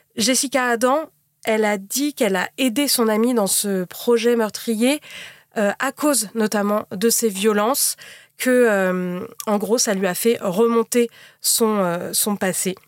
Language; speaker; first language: French; native; French